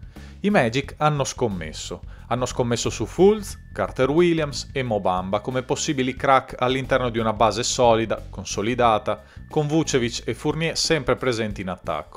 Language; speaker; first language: Italian; native; Italian